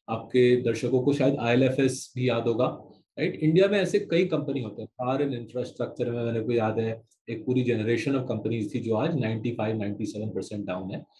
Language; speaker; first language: Hindi; non-native, local second language; Bangla